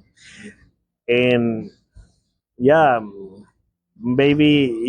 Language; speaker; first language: English; non-native, learner; Spanish